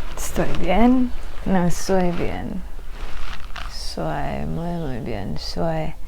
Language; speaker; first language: Spanish; non-native, learner; English